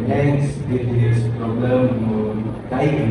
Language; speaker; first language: English; non-native, learner; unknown